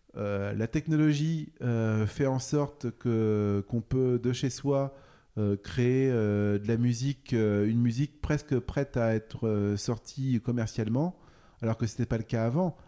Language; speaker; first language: French; native; French